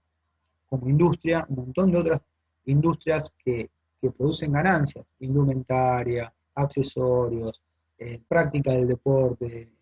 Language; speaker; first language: Spanish; native; Spanish